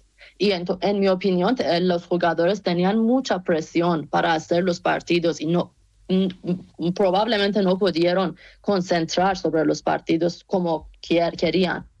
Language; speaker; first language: Spanish; non-native, fluent; Persian